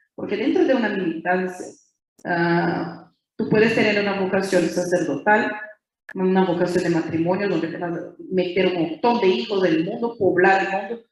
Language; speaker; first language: Spanish; non-native, fluent; Portuguese